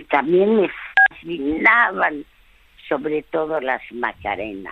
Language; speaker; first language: Spanish; early bilingual, other home language; French